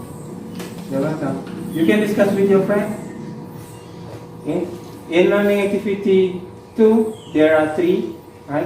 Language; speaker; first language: English; non-native, learner; Indonesian